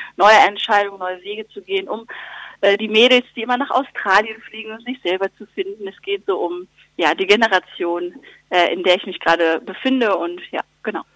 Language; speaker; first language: German; native; German